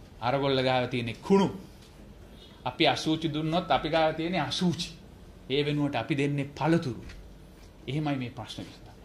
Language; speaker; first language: Sinhala; non-native, local second language; Tamil